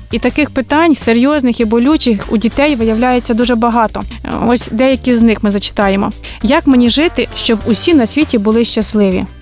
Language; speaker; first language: Ukrainian; native; Ukrainian